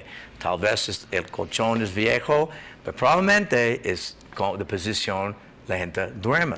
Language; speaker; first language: Spanish; non-native, learner; English